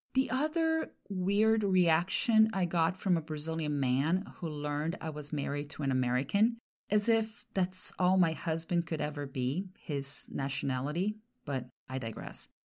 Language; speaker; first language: English; non-native, fluent; Portuguese